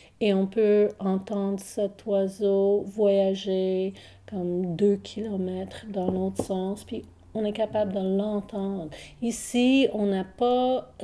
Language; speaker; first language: French; non-native, local second language; English